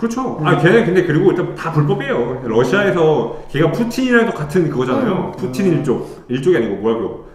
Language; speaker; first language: Korean; native; Korean